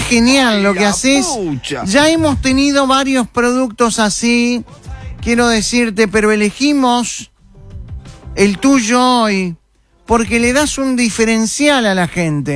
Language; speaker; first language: Spanish; native; Spanish